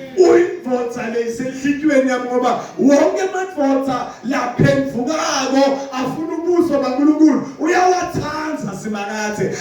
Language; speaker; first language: Zulu; non-native, local second language; Swati